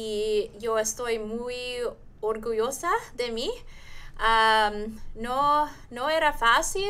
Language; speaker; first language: Spanish; non-native, learner; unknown